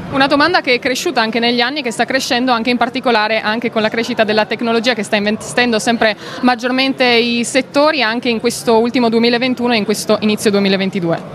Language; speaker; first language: Italian; native; Italian